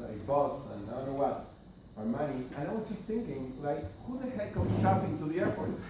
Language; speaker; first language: English; non-native, fluent; Spanish